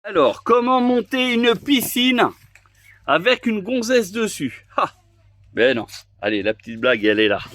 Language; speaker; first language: French; native; French